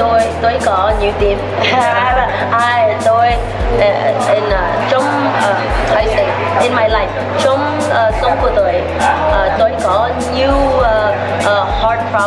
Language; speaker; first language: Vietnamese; non-native, learner; English